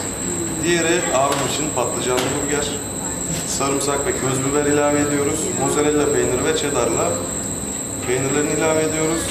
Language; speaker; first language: Turkish; native; Turkish